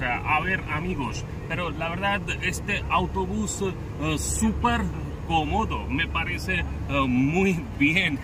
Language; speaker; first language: Spanish; non-native, fluent; Hindi